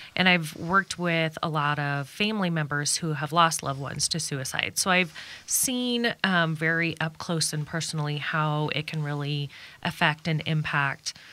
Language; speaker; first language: English; native; English